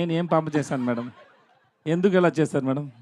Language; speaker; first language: Telugu; non-native, learner; Tamil